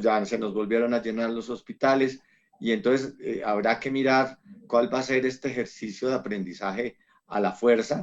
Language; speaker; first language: Spanish; native; Spanish